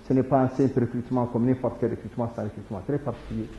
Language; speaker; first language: French; non-native, local second language; Arabic